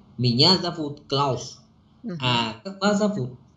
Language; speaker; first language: Russian; non-native, learner; Vietnamese